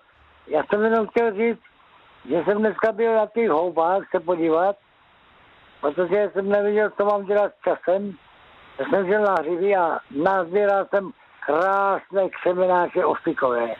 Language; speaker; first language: Czech; native; Czech